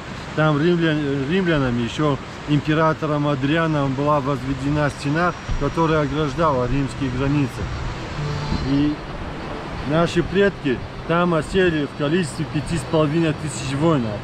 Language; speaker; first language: Russian; native; Russian